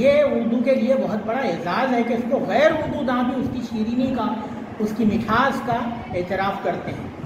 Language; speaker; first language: Urdu; native; Urdu